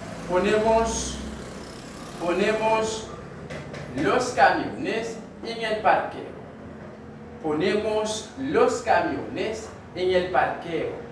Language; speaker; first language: Spanish; non-native, learner; Haitian Creole